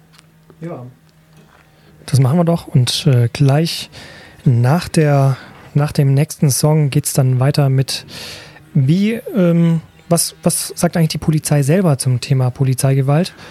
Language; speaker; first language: German; native; German